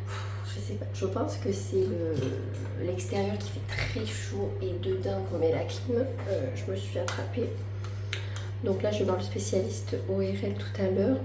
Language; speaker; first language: French; native; French